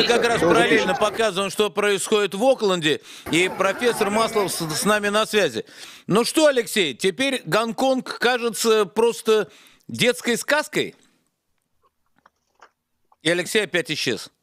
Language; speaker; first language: Russian; native; Russian